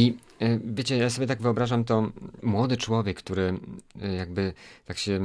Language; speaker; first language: Polish; native; Polish